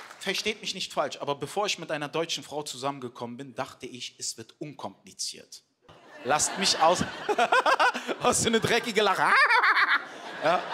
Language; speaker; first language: German; early bilingual, other home language; Turkish